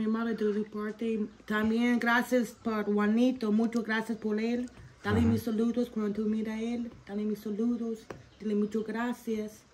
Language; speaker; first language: Spanish; non-native, learner; English